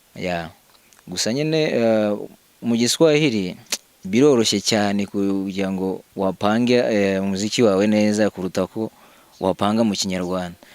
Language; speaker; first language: Kinyarwanda; early bilingual, heritage; Kinyarwanda